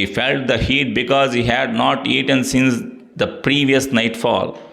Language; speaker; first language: English; non-native, local second language; Telugu